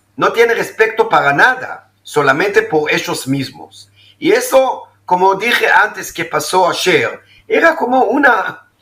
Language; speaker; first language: Spanish; non-native, fluent; Hebrew